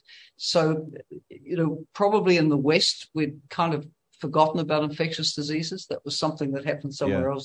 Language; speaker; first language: English; native; English